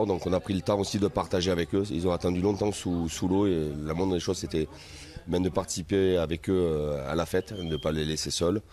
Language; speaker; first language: French; native; French